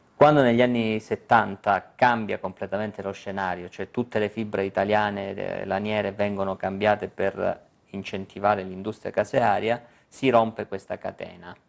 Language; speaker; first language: Italian; native; Italian